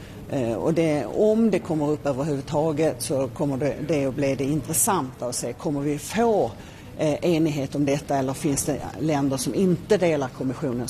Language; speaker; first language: Swedish; native; Swedish